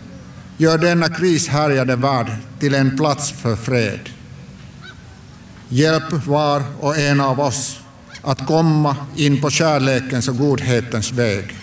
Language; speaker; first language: Swedish; non-native, local second language; Finnish